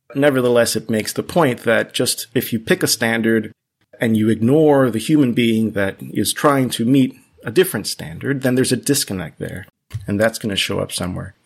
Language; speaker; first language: English; early bilingual, other home language; Spanish